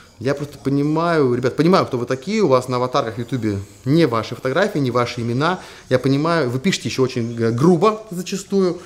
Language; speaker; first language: Russian; native; Russian